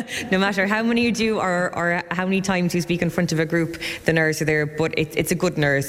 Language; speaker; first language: English; native; English